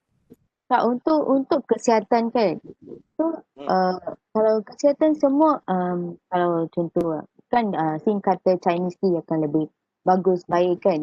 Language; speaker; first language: Malay; native; Malay